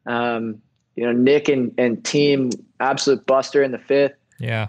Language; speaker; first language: English; native; English